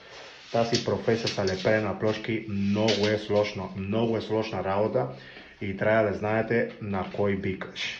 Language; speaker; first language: Bulgarian; non-native, learner; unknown